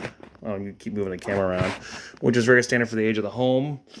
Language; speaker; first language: English; native; English